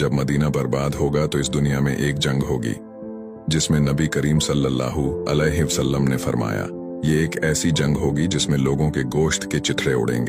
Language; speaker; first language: Hindi; native; Hindi